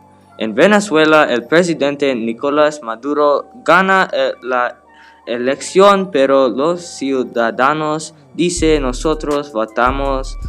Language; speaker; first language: Spanish; non-native, learner; English